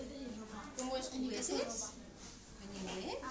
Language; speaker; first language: Spanish; non-native, local second language; Catalan